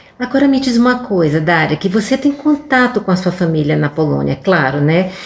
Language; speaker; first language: Portuguese; native; Portuguese